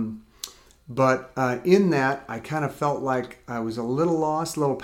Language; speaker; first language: English; native; English